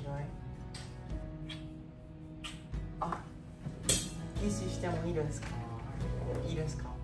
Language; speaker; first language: Japanese; non-native, learner; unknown